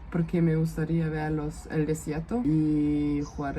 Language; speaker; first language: Spanish; non-native, fluent; German